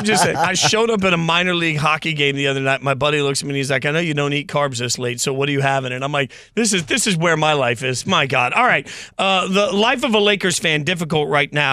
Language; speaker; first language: English; native; English